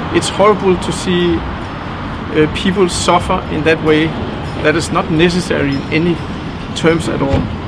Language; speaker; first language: English; non-native, fluent; Danish